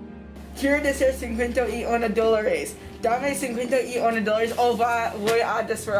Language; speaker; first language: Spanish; non-native, learner; English